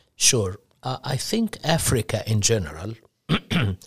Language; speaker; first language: English; non-native, fluent; Arabic